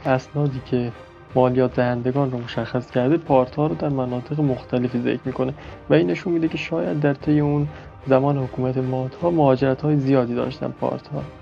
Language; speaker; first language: Persian; non-native, local second language; Baluchi